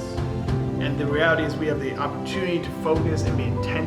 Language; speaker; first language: English; native; English